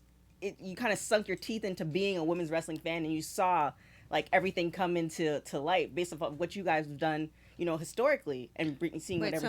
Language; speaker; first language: English; native; English